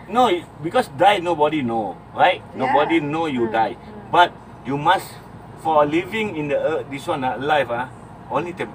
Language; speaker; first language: English; non-native, local second language; Malay